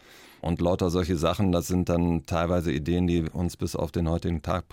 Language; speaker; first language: German; native; German